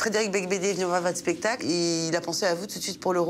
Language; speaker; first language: French; native; French